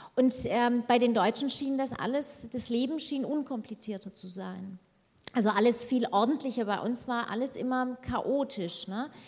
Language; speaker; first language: German; early bilingual, other home language; Turkish